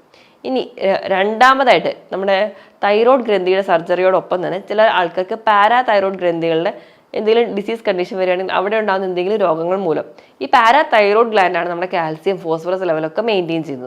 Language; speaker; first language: Malayalam; native; Malayalam